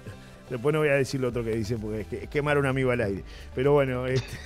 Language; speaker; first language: Spanish; native; Spanish